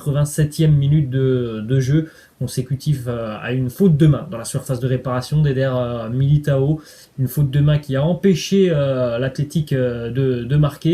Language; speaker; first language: French; native; French